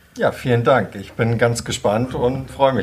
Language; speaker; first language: German; native; German